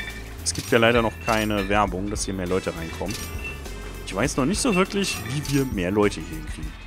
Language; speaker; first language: German; native; German